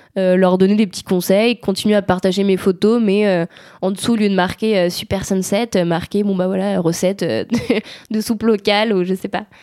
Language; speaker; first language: French; native; French